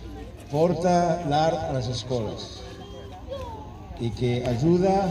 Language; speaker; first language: Catalan; non-native, fluent; Spanish